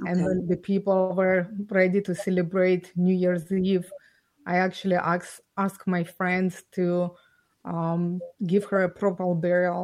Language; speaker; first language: English; non-native, fluent; Ukrainian